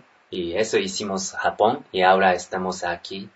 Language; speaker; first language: Spanish; non-native, learner; Japanese